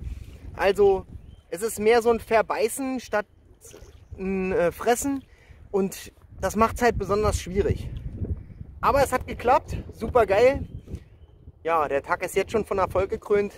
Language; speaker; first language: German; native; German